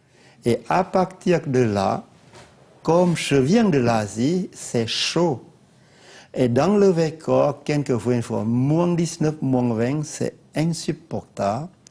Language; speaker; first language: French; non-native, learner; Lao